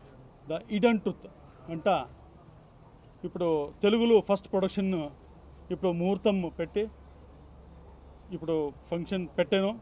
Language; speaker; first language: Telugu; non-native, local second language; Kannada